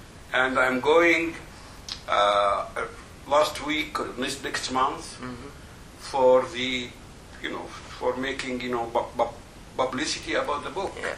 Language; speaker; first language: English; non-native, fluent; Arabic